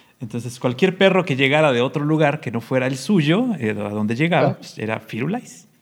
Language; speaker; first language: Spanish; native; Spanish